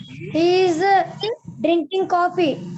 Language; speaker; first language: English; non-native, learner; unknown